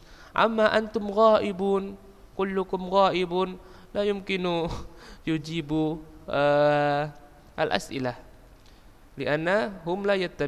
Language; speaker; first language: Arabic; non-native, fluent; Indonesian